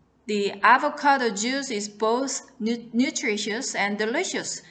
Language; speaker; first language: English; non-native, fluent; Korean